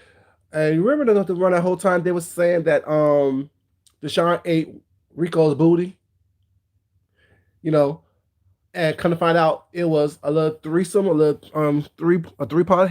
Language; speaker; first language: English; native; English